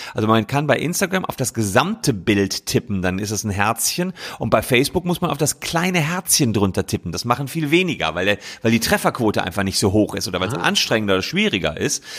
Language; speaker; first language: German; native; German